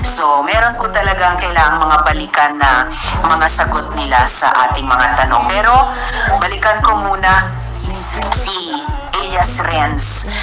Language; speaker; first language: Filipino; native; Filipino